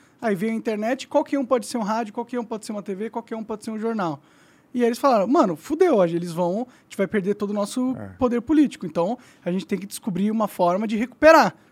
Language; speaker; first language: Portuguese; native; Portuguese